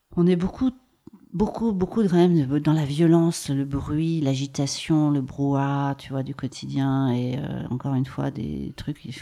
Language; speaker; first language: French; native; French